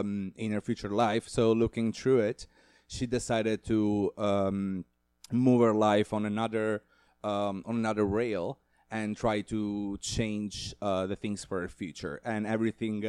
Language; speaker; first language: English; non-native, fluent; Italian